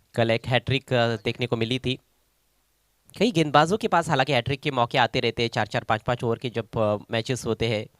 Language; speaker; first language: Hindi; non-native, local second language; Marathi